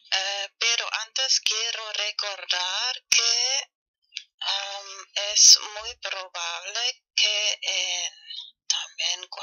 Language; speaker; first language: Spanish; non-native, fluent; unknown